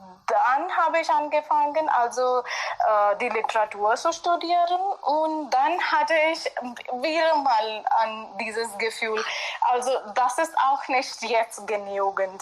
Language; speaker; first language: German; non-native, fluent; Hindi